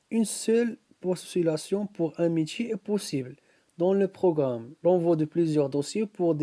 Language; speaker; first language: French; non-native, local second language; Arabic